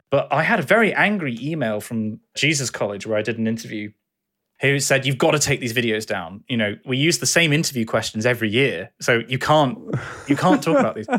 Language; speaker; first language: English; native; English